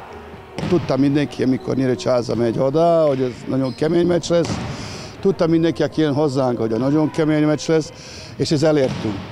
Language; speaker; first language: Hungarian; non-native, fluent; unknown